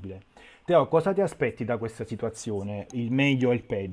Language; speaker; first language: Italian; native; Italian